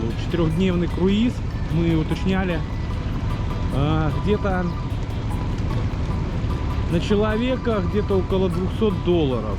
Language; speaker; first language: Russian; native; Russian